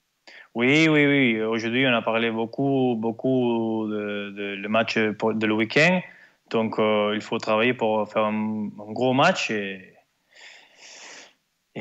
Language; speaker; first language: French; non-native, learner; Spanish